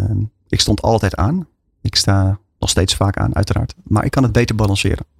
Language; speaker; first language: Dutch; native; Dutch